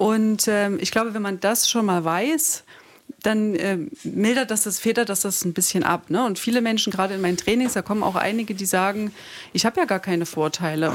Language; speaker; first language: German; native; German